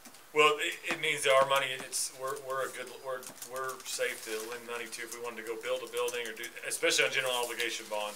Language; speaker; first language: English; native; English